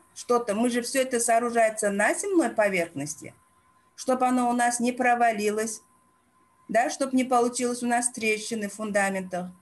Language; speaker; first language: Russian; non-native, local second language; Uzbek